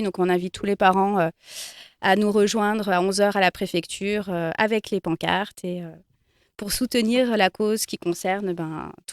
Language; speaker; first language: French; native; French